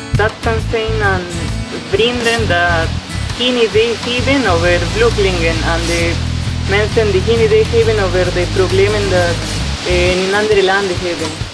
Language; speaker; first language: Dutch; non-native, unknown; Spanish